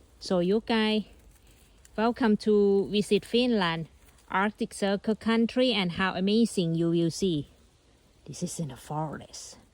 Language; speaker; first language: English; non-native, learner; Thai